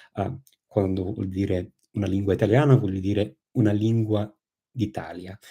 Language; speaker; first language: Italian; non-native, fluent; English